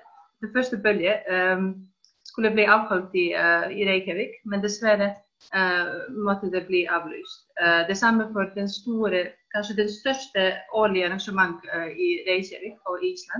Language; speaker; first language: Swedish; non-native, fluent; Icelandic